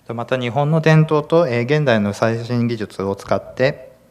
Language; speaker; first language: Japanese; native; Japanese